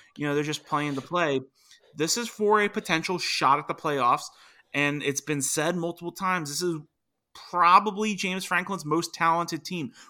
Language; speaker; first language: English; native; English